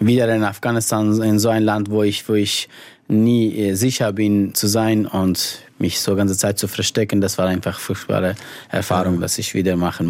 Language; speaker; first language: German; non-native, fluent; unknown